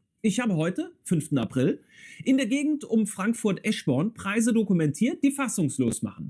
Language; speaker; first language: German; native; German